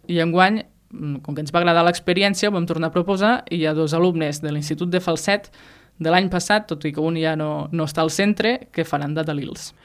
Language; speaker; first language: Catalan; native; Catalan